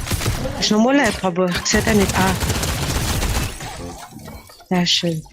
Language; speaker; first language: German; non-native, learner; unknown